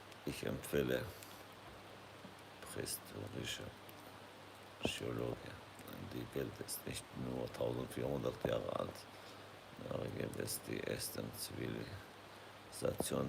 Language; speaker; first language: German; non-native, fluent; Kurdish